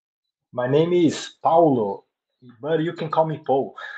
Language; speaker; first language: English; non-native, learner; Portuguese